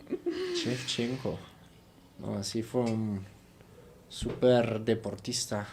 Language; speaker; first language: Spanish; non-native, fluent; German